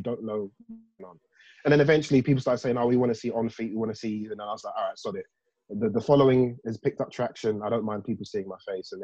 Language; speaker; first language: English; native; English